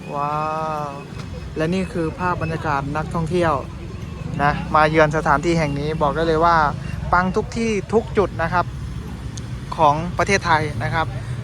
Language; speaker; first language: Thai; native; Thai